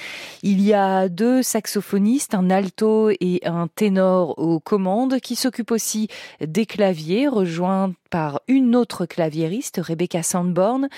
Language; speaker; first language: French; native; French